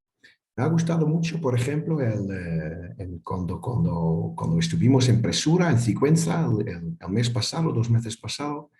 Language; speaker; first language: Spanish; non-native, fluent; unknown